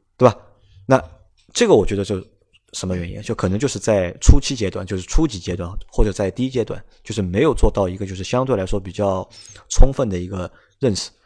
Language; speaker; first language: Chinese; non-native, local second language; Wu Chinese